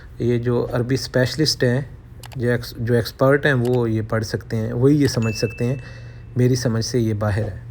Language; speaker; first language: Urdu; non-native, local second language; Punjabi